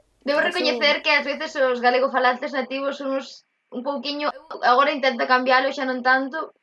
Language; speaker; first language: Galician; native; Galician